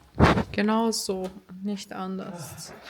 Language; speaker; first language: German; early bilingual, other home language; Bosnian